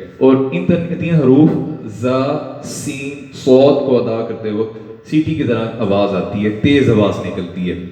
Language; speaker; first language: Urdu; non-native, local second language; Punjabi